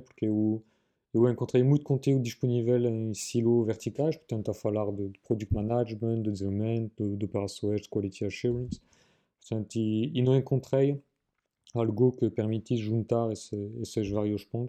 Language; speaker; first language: Portuguese; non-native, fluent; French